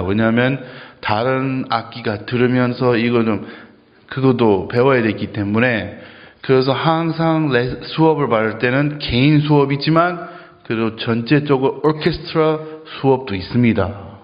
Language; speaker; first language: Korean; non-native, fluent; Japanese